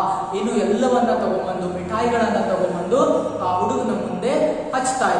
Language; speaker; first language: Kannada; native; Kannada